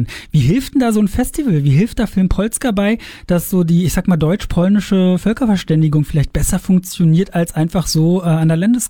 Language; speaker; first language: German; native; German